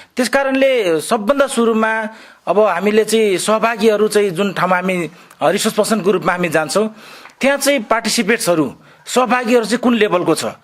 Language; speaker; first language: Nepali; non-native, local second language; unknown